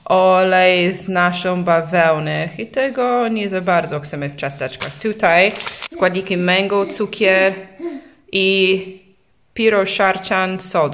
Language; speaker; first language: Polish; early bilingual, heritage; English